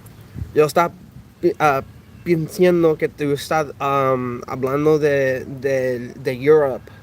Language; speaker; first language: Spanish; early bilingual, heritage; English